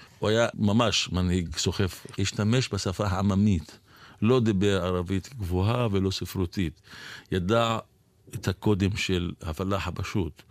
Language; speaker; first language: Hebrew; non-native, local second language; Arabic